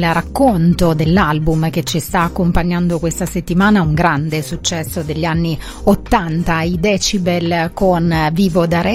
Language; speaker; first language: Italian; native; Italian